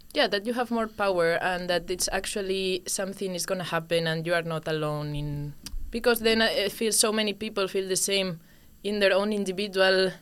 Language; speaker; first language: English; non-native, fluent; Spanish